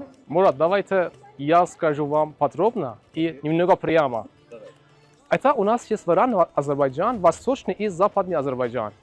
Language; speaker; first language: Russian; non-native, fluent; Azerbaijani